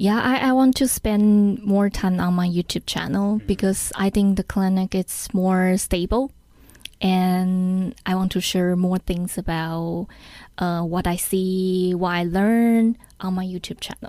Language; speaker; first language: English; non-native, learner; Chinese